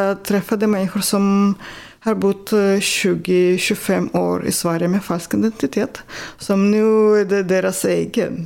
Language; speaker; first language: Swedish; non-native, fluent; Russian